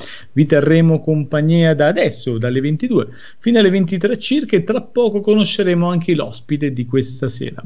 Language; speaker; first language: Italian; native; Italian